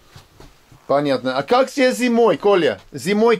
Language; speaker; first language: Russian; non-native, learner; English